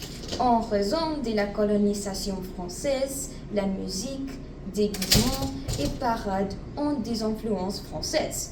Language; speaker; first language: French; non-native, learner; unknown